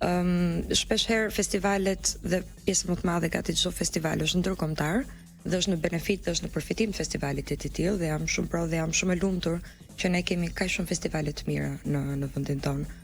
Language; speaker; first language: Albanian; native; Albanian